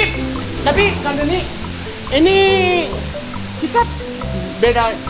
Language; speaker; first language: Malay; non-native, fluent; Japanese